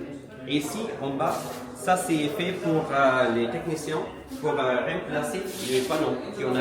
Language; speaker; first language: French; non-native, learner; Italian